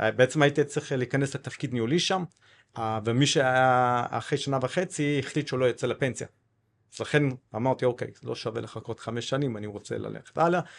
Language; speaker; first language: Hebrew; non-native, fluent; English